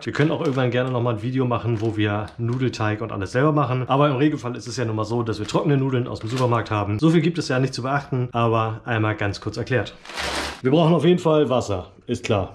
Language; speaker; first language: German; native; German